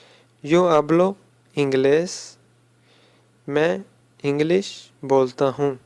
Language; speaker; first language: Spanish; non-native, learner; Urdu